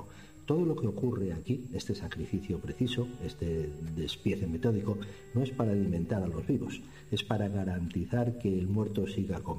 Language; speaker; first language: Spanish; native; Spanish